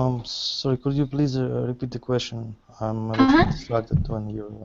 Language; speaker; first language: English; non-native, learner; Russian